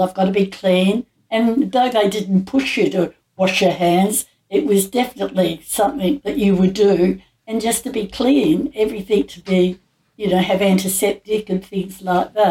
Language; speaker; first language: English; native; English